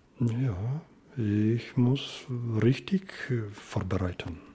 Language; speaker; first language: German; non-native, learner; Ukrainian